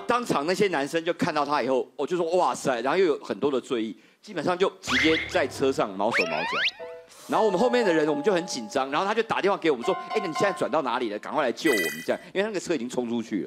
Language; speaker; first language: Chinese; native; Chinese